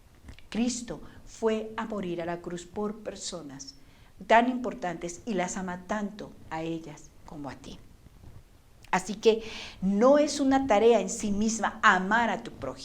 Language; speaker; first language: Spanish; native; Spanish